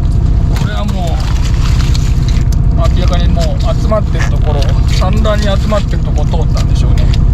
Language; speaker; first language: Japanese; native; Japanese